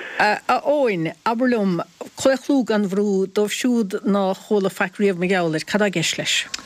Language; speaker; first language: Irish; native; Irish